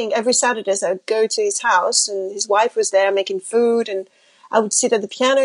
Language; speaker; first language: English; non-native, fluent; French